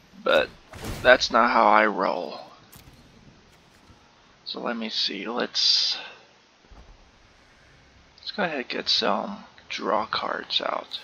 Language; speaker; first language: English; native; English